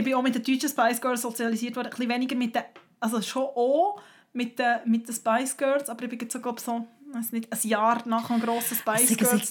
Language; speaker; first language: German; native; German